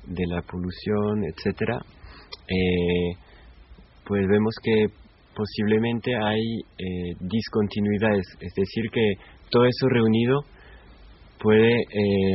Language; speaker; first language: Spanish; non-native, fluent; French